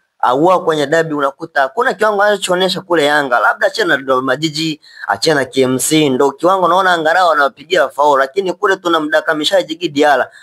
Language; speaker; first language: Swahili; native; Swahili